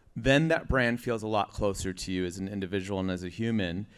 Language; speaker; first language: English; native; English